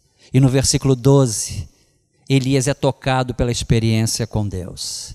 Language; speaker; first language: Portuguese; native; Portuguese